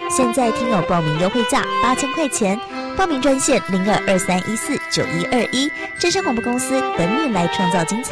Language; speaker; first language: Chinese; native; Chinese